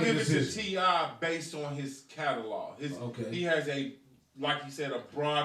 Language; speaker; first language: English; native; English